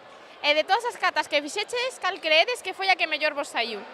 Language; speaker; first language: Galician; native; Galician